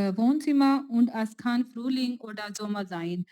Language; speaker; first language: German; non-native, learner; Urdu